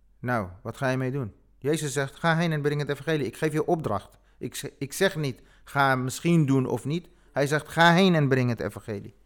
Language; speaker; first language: Dutch; non-native, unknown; Kurdish